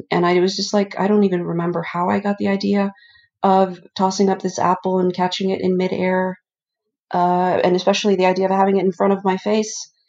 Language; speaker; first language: English; early bilingual, other home language; Icelandic